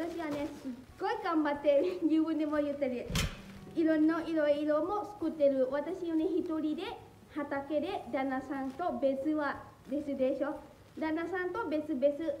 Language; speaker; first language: Japanese; non-native, learner; Lao